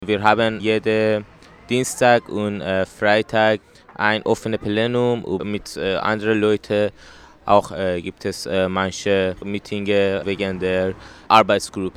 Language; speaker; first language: German; non-native, learner; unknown